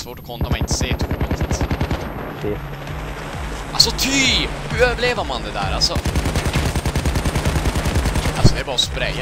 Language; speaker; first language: Swedish; native; Swedish